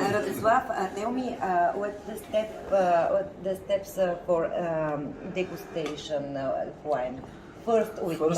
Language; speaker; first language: English; non-native, learner; Bulgarian